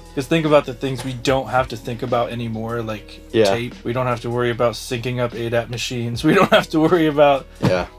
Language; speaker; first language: English; native; English